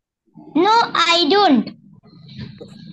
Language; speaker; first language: English; non-native, learner; Bangla